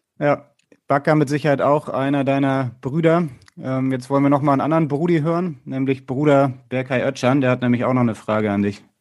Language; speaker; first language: German; native; German